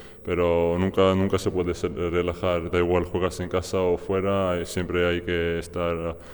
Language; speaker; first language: Spanish; non-native, fluent; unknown